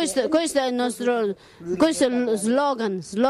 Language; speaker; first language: Italian; non-native, learner; Tibetan